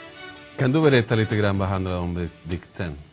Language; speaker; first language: Swedish; non-native, fluent; Spanish